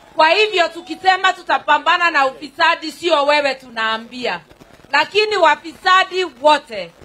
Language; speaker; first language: Swahili; non-native, local second language; Kikuyu